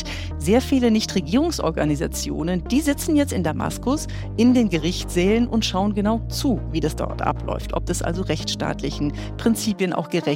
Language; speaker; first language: German; native; German